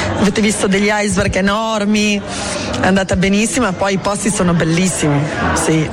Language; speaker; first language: Italian; early bilingual, heritage; Spanish